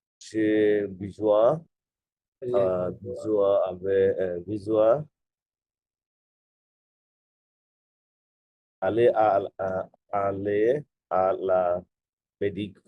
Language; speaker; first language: French; non-native, learner; Bangla